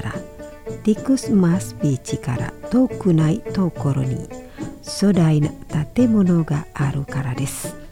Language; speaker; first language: Japanese; non-native, fluent; Indonesian